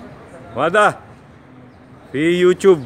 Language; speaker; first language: Arabic; non-native, learner; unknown